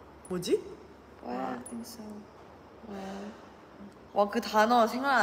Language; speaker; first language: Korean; non-native, fluent; Thai